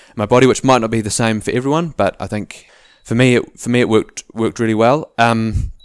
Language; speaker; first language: English; native; English